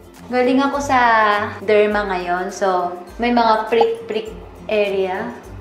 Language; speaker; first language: Filipino; non-native, fluent; Korean